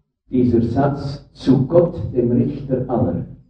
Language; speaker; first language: German; native; German